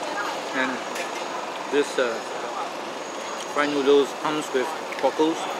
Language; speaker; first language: English; non-native, local second language; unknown